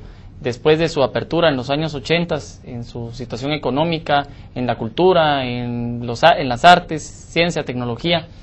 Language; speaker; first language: Spanish; native; Spanish